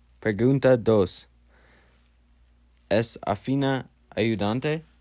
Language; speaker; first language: Spanish; non-native, learner; English